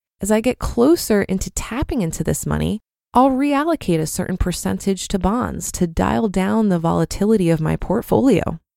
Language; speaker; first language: English; native; English